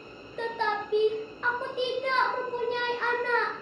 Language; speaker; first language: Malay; non-native, local second language; Balinese